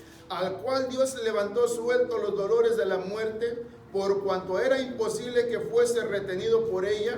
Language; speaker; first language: Spanish; native; Spanish